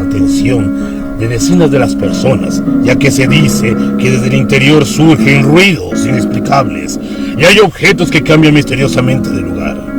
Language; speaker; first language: Spanish; native; Spanish